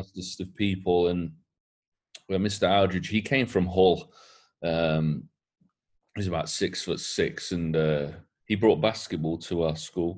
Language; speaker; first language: English; native; English